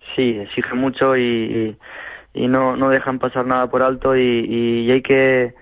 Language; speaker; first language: Spanish; native; Spanish